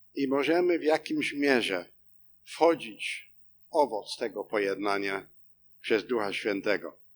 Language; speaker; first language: Polish; non-native, fluent; English